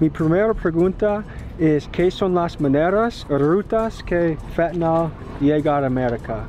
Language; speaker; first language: Spanish; non-native, learner; English